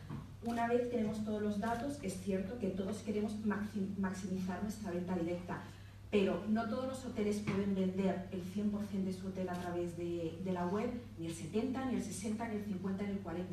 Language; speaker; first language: Spanish; native; Spanish